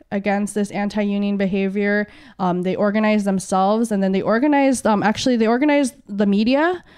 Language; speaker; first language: English; early bilingual, other home language; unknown